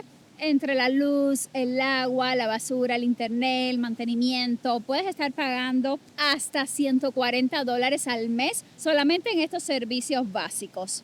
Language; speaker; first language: Spanish; native; Spanish